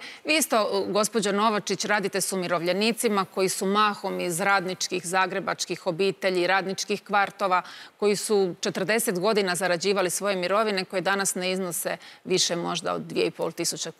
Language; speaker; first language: Croatian; native; Croatian